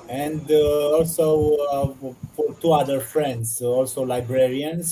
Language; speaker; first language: English; non-native, learner; Romanian